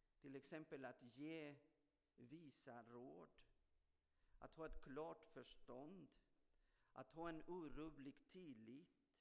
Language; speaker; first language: Swedish; non-native, fluent; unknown